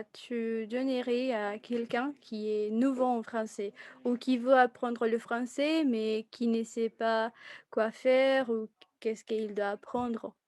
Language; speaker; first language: French; non-native, fluent; Spanish